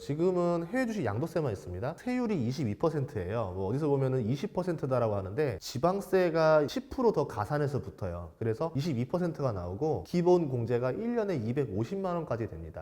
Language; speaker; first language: Korean; native; Korean